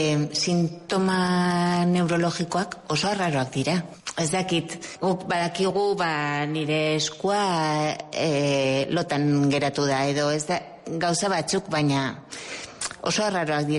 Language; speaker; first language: Basque; non-native, local second language; Spanish